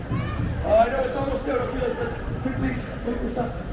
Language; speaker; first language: English; native; English